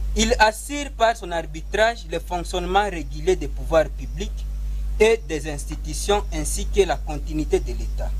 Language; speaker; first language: French; non-native, local second language; Swahili